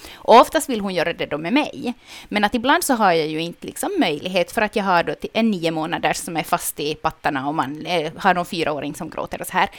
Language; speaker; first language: Swedish; native; Swedish